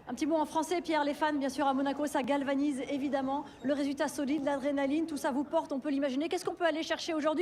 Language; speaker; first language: French; native; French